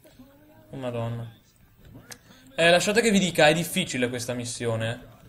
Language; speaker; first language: Italian; native; Italian